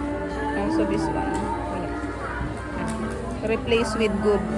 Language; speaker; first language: English; non-native, local second language; Filipino